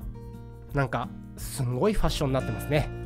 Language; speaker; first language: Japanese; native; Japanese